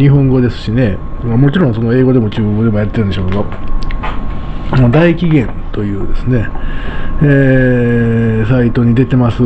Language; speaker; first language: Japanese; native; Japanese